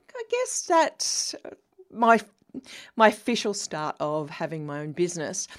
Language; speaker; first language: English; native; English